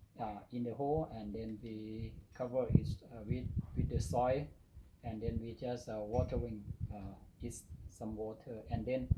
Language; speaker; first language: English; non-native, learner; Thai